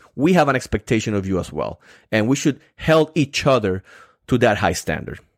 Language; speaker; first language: English; non-native, fluent; Spanish